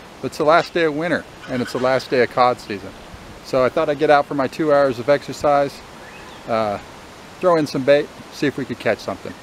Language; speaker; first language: English; native; English